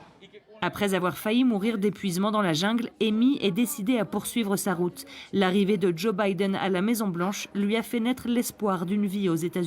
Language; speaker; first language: French; native; French